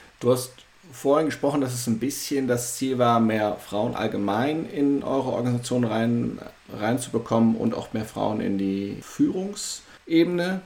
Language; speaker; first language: German; native; German